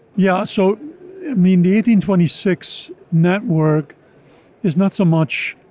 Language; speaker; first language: English; non-native, fluent; Dutch